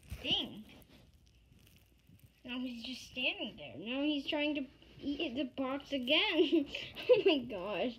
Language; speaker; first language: English; native; English